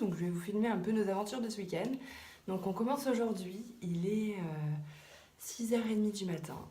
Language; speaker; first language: French; native; French